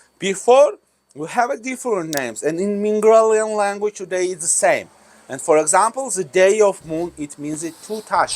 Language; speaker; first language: English; non-native, learner; Georgian